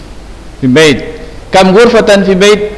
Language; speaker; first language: Arabic; non-native, fluent; Indonesian